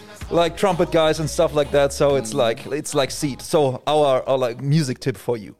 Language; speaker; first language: English; non-native, fluent; German